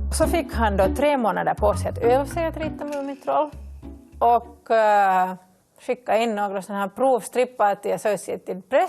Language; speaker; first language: Swedish; native; Swedish